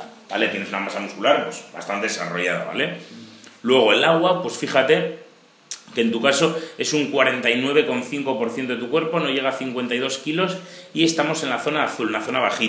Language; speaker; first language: Spanish; native; Spanish